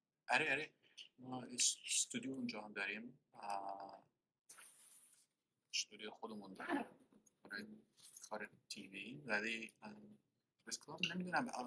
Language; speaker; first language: Persian; non-native, learner; Kurdish